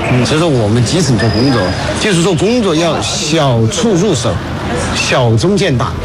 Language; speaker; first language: Chinese; native; Chinese